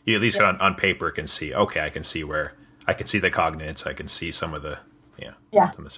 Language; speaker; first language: English; native; English